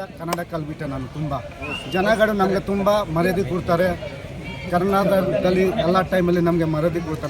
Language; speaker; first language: Kannada; non-native, local second language; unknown